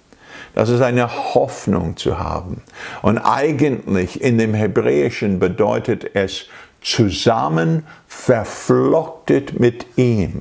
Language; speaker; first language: German; non-native, fluent; English